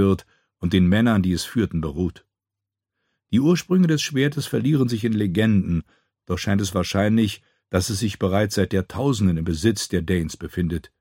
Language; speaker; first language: German; native; German